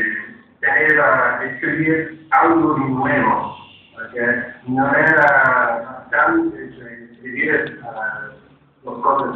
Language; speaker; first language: Italian; non-native, fluent; English